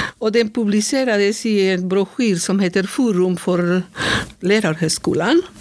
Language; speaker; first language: Swedish; non-native, fluent; Spanish